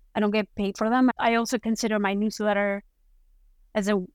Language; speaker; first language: English; non-native, fluent; Spanish